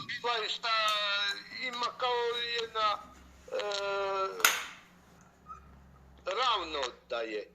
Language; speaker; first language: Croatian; non-native, learner; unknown